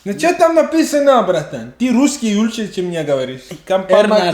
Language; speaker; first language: Russian; non-native, learner; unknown